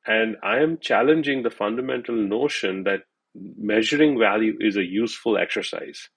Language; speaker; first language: English; non-native, local second language; Hindi